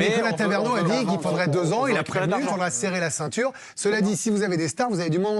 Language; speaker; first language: French; native; French